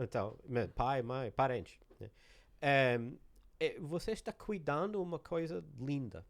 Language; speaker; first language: Portuguese; non-native, learner; English